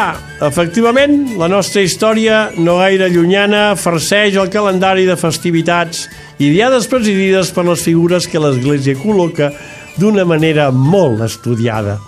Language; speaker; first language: Catalan; native; Catalan